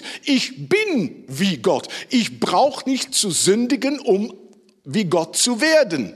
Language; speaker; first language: German; non-native, fluent; Dutch